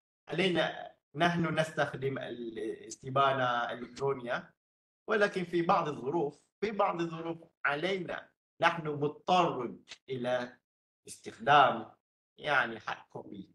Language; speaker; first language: Arabic; non-native, fluent; Malay